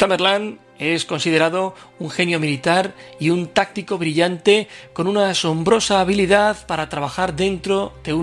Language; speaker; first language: Spanish; native; Spanish